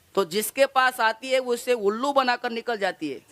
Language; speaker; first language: Hindi; non-native, local second language; Marathi